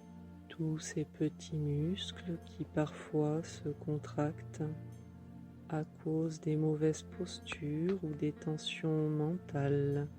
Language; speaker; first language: French; native; French